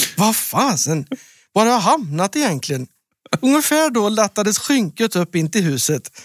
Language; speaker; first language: Swedish; native; Swedish